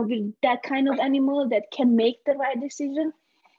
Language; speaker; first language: English; non-native, fluent; Hungarian